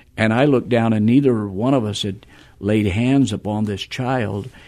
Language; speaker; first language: English; native; English